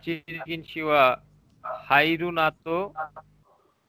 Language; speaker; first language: Japanese; non-native, learner; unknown